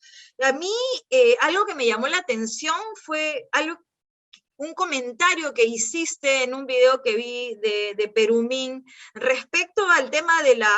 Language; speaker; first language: Spanish; native; Spanish